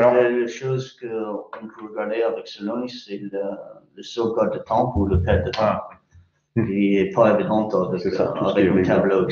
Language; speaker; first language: French; non-native, fluent; English